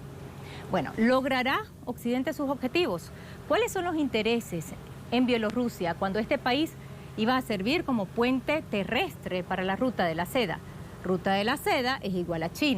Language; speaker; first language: Spanish; native; Spanish